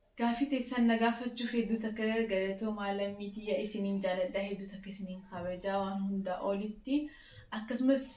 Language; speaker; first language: Oromo; non-native, local second language; Amharic